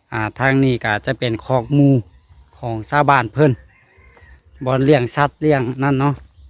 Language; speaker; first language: Lao; native; Lao